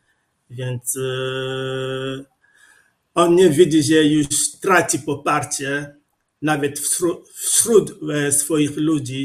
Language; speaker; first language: Polish; non-native, fluent; Lingala